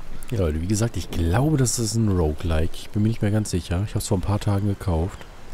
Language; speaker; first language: German; native; German